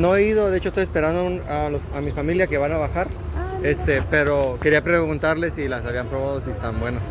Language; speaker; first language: Spanish; native; Spanish